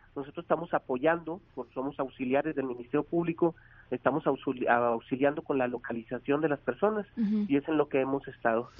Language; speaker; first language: Spanish; native; Spanish